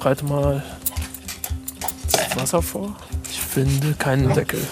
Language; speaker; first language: German; non-native, fluent; Arabic